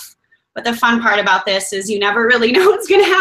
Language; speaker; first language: English; native; English